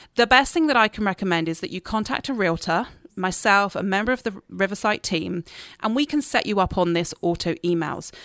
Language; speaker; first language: English; native; English